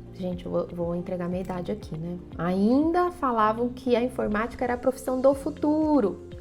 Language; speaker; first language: Portuguese; non-native, fluent; Spanish